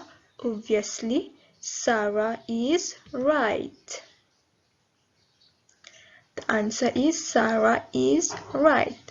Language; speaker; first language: English; non-native, local second language; Morisyen